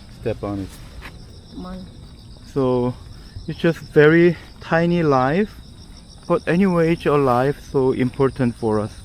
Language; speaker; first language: English; non-native, learner; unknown